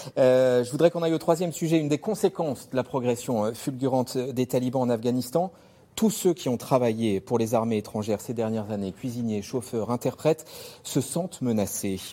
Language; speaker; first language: French; native; French